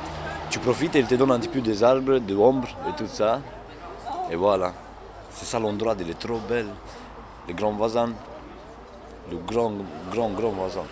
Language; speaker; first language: French; non-native, learner; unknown